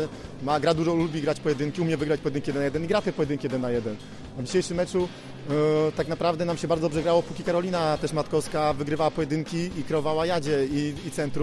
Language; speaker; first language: Polish; native; Polish